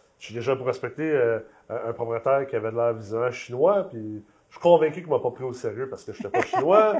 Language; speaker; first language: French; native; French